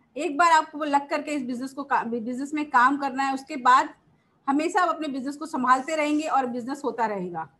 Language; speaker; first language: Hindi; native; Hindi